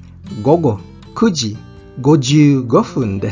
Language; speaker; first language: Japanese; non-native, fluent; Filipino